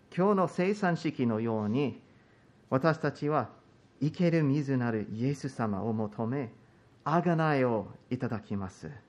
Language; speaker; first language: Japanese; non-native, fluent; English